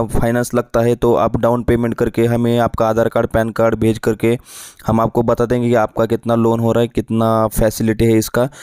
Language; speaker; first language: Hindi; non-native, local second language; Marathi